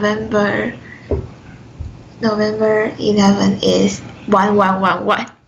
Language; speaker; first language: English; non-native, learner; Chinese